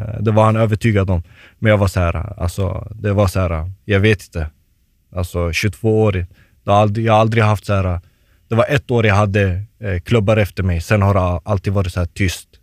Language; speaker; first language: Swedish; early bilingual, other home language; Turoyo